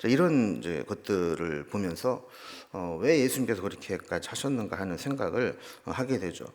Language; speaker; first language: Korean; native; Korean